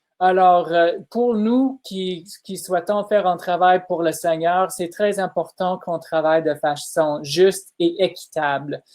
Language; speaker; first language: French; non-native, fluent; English